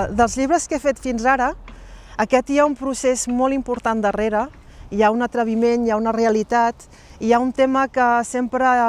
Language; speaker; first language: Catalan; early bilingual, other home language; Riffian